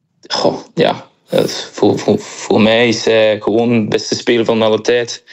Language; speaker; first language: Dutch; early bilingual, heritage; Spanish